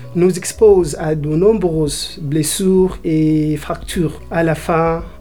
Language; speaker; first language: French; non-native, learner; Arabic